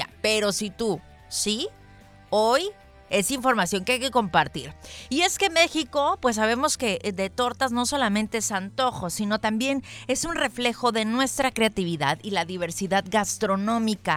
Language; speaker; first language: Spanish; native; Spanish